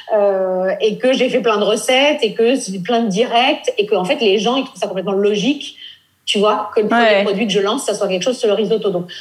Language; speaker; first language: French; native; French